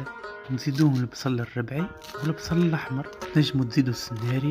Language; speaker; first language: Arabic; native; Arabic